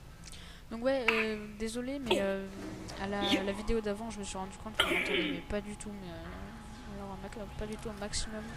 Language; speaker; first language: French; native; French